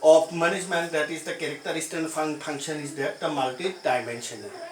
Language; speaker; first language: English; non-native, local second language; Assamese